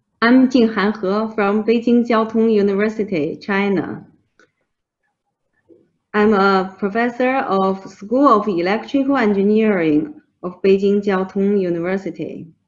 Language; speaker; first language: English; non-native, fluent; Chinese